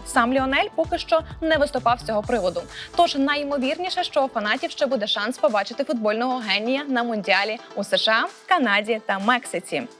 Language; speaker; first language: Ukrainian; native; Ukrainian